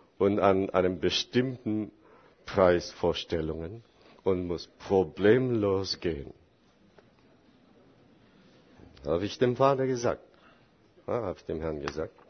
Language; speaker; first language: German; non-native, fluent; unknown